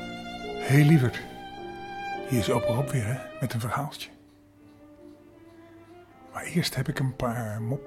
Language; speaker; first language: Dutch; native; Dutch